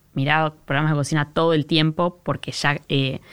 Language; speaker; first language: Spanish; native; Spanish